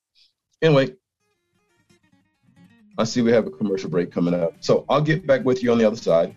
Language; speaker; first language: English; native; English